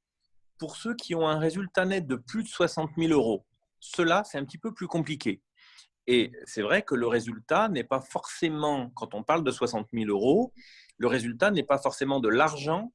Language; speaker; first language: French; native; French